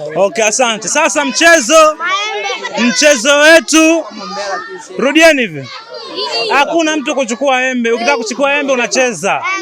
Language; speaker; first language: Swahili; native; Swahili